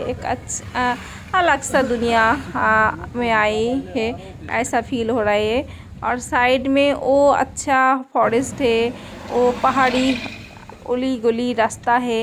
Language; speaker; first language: Hindi; non-native, local second language; Bangla